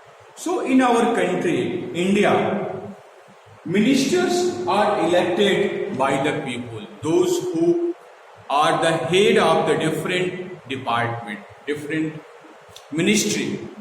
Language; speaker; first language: English; non-native, local second language; Hindi